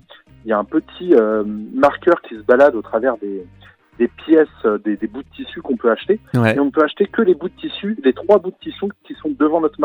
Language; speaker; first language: French; native; French